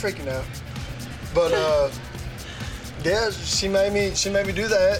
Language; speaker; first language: English; native; English